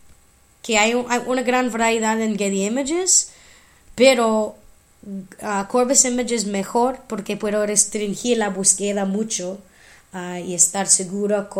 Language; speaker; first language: Spanish; non-native, fluent; English